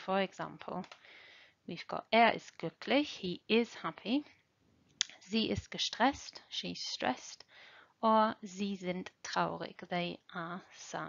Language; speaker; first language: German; non-native, fluent; English